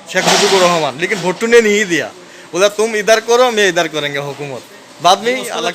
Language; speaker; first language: Hindi; non-native, fluent; Bangla